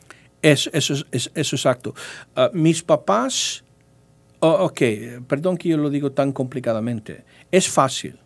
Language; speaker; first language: Spanish; early bilingual, heritage; English